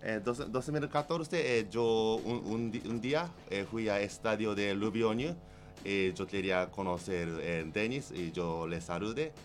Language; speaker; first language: Spanish; non-native, learner; Japanese